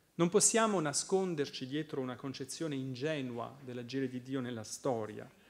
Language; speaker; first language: Italian; native; Italian